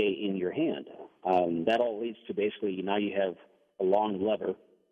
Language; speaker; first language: English; non-native, fluent; Danish